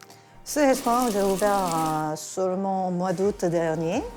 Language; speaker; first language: French; non-native, fluent; Korean